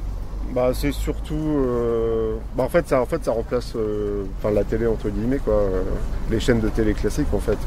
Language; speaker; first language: French; native; French